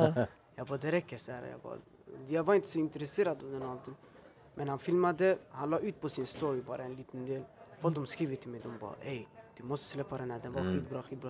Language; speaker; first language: Swedish; early bilingual, other home language; Albanian